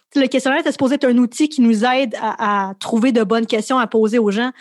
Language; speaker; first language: French; native; French